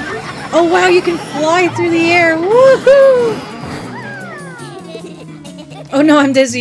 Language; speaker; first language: English; native; English